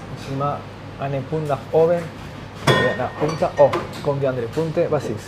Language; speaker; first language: German; non-native, learner; Spanish